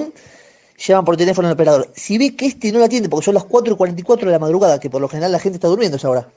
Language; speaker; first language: Spanish; native; Spanish